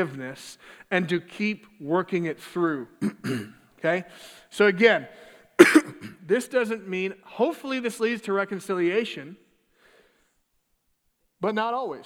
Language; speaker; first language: English; native; English